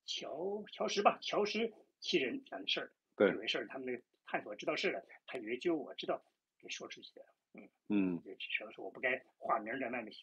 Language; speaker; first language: Chinese; native; Chinese